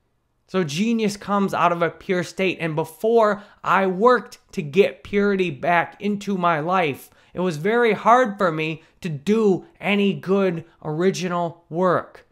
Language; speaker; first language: English; native; English